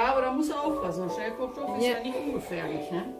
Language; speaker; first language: German; native; German